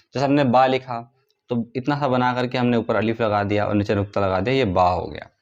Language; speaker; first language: Hindi; native; Hindi